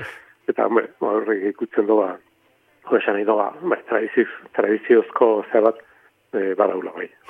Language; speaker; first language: Basque; native; Basque